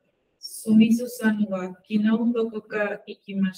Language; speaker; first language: Japanese; non-native, learner; Spanish